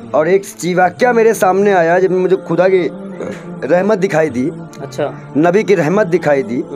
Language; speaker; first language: Hindi; native; Hindi